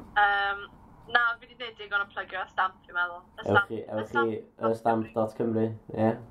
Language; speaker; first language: Welsh; native; Welsh